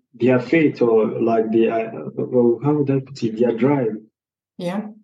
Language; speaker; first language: English; non-native, local second language; Igbo